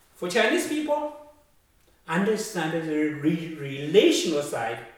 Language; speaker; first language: English; non-native, fluent; Chinese